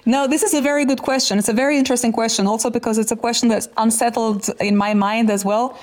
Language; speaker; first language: English; non-native, fluent; Albanian